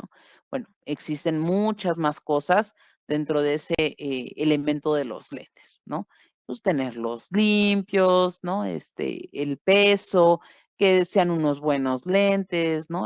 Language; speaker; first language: Spanish; native; Spanish